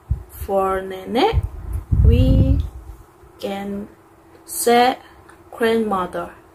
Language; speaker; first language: English; non-native, learner; Indonesian